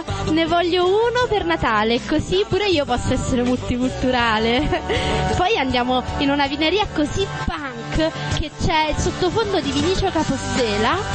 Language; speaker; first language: Italian; native; Italian